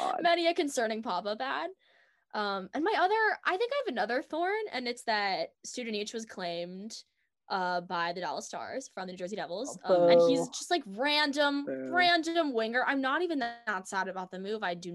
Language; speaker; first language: English; native; English